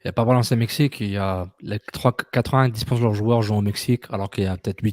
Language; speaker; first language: French; native; French